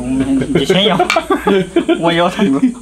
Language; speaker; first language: Chinese; native; Chinese